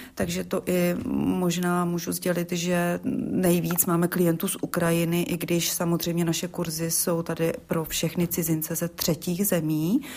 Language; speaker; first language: Czech; native; Czech